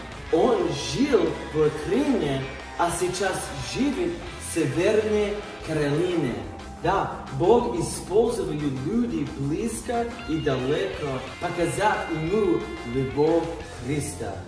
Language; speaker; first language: Russian; non-native, learner; English